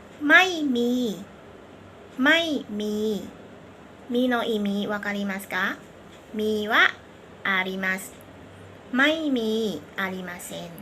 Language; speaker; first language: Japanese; non-native, fluent; Thai